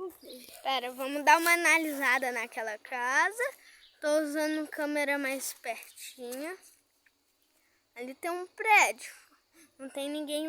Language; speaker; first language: Portuguese; native; Portuguese